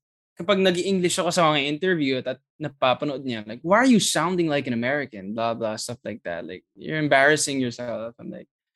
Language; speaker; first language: English; native; English